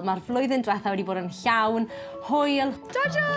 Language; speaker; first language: Welsh; native; Welsh